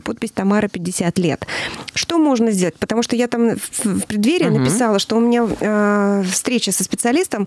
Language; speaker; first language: Russian; native; Russian